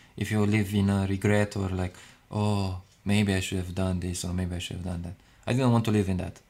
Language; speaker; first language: English; non-native, fluent; Romanian